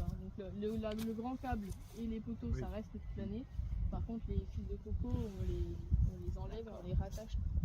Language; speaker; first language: French; native; French